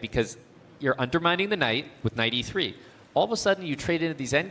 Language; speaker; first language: English; native; English